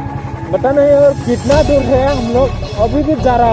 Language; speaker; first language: Hindi; non-native, local second language; Bodo